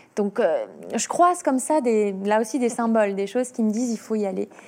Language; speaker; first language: French; native; French